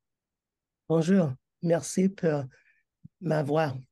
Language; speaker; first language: French; non-native, learner; English